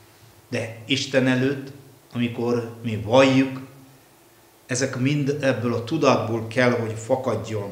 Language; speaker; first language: Hungarian; non-native, fluent; Malayalam